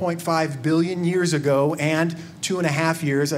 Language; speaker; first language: English; native; English